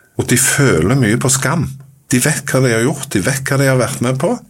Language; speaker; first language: Norwegian; native; Norwegian